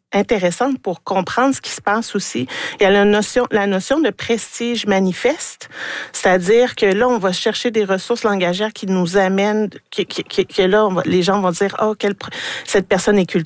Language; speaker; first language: French; native; French